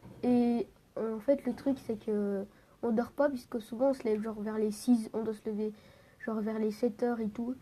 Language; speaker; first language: French; native; French